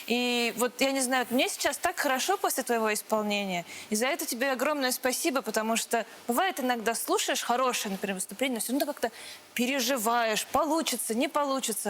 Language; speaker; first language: Russian; native; Russian